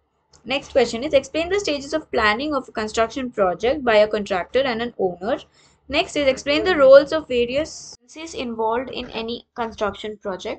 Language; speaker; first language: English; non-native, local second language; Hindi